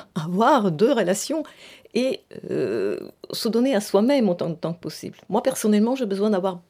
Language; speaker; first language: French; non-native, fluent; Italian